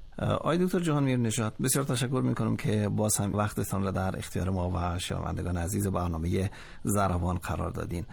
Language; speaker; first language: Persian; native; Persian